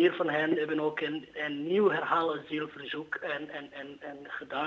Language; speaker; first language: Dutch; non-native, learner; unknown